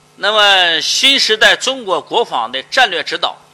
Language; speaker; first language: Chinese; native; Chinese